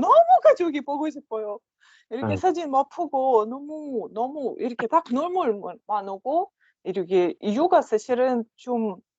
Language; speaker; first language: Korean; non-native, learner; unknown